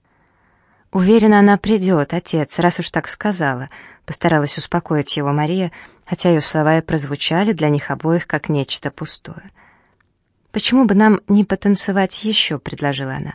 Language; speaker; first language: Russian; native; Russian